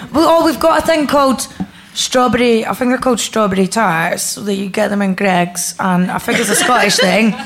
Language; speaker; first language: English; native; English